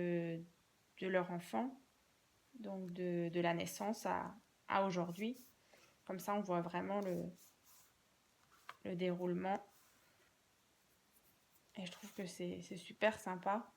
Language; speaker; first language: French; native; French